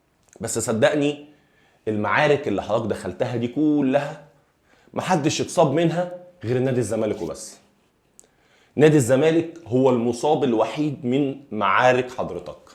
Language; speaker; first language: Arabic; native; Arabic